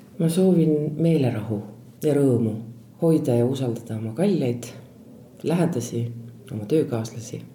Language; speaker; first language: Estonian; native; Estonian